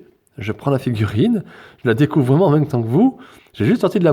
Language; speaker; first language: French; native; French